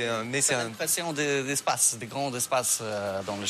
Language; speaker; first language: French; non-native, learner; Polish